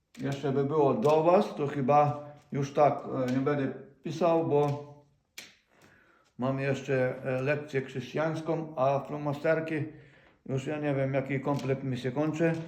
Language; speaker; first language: Polish; non-native, fluent; Ukrainian